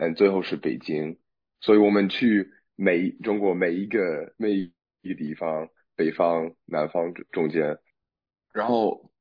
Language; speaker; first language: Chinese; non-native, fluent; English